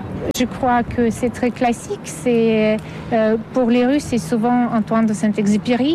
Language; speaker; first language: French; non-native, fluent; Russian